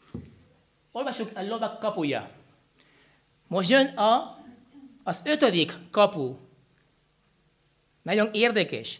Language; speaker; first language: Hungarian; non-native, fluent; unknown